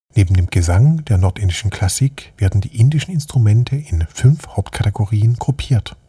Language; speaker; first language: German; native; German